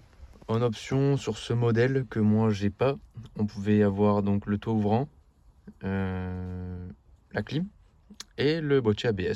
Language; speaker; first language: French; native; French